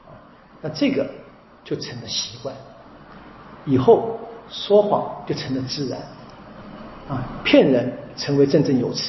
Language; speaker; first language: Chinese; native; Chinese